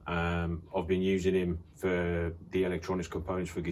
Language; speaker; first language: English; native; English